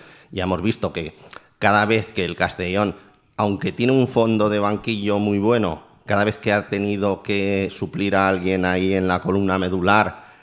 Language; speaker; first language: Spanish; native; Spanish